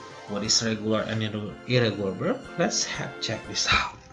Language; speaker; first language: English; non-native, fluent; Indonesian